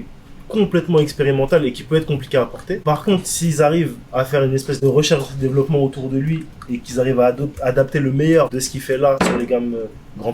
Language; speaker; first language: French; native; French